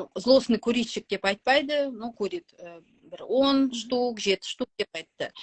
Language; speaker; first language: Russian; non-native, local second language; Kazakh